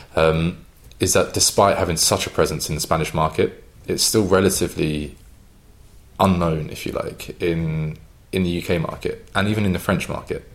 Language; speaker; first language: English; native; English